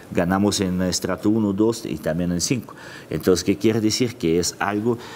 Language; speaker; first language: Spanish; non-native, fluent; Russian